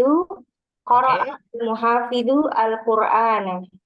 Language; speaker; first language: Arabic; non-native, learner; Indonesian